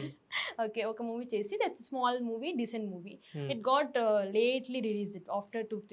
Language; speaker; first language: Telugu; non-native, learner; Tamil